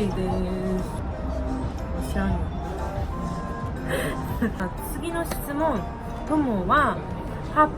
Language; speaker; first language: Japanese; non-native, fluent; Korean